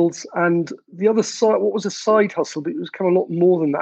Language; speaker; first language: English; native; English